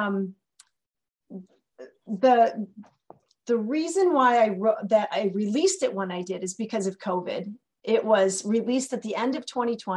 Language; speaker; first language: English; native; English